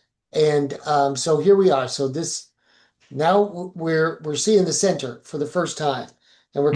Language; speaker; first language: English; native; English